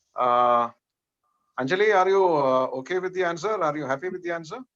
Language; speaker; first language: English; non-native, local second language; Malayalam